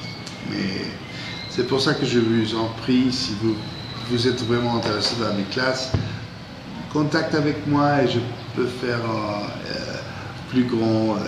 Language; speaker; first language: French; non-native, fluent; Spanish